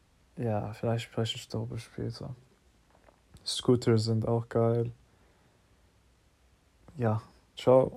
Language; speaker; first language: German; non-native, learner; English